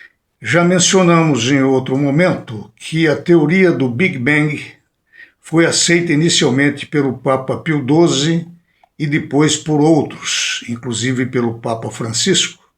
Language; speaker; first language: Portuguese; native; Portuguese